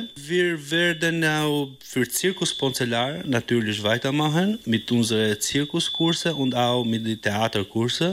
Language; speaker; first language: German; non-native, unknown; Albanian